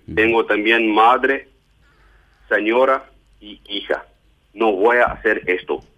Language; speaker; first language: Spanish; non-native, fluent; German